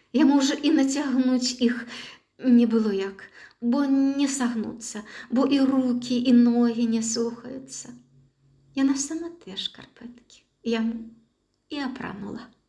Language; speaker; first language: Belarusian; native; Belarusian